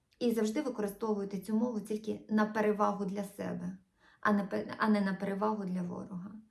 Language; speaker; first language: Ukrainian; non-native, local second language; Russian